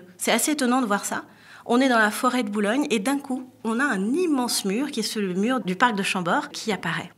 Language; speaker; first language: French; native; French